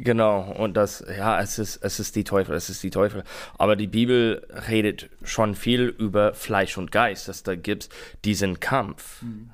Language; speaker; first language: German; non-native, learner; English